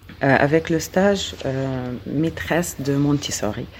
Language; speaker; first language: French; non-native, learner; Arabic